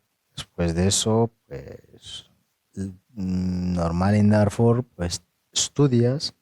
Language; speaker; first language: Spanish; non-native, fluent; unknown